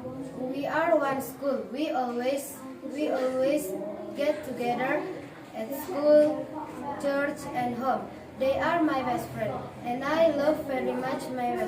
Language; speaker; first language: English; non-native, learner; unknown